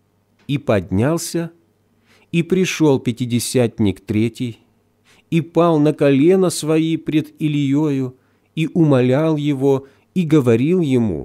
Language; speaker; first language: Russian; native; Russian